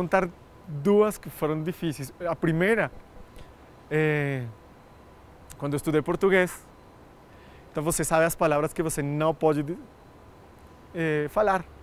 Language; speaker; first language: Portuguese; non-native, fluent; Spanish